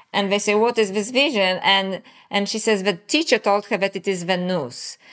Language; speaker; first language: English; non-native, fluent; Polish